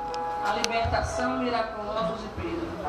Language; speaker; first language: Portuguese; native; Portuguese